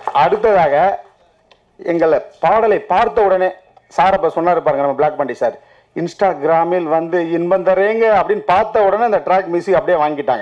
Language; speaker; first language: Tamil; native; Tamil